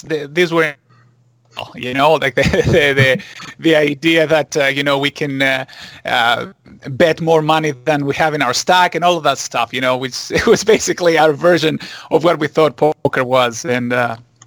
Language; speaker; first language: English; non-native, fluent; Greek